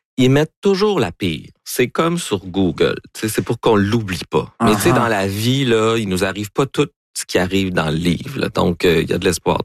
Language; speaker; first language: French; native; French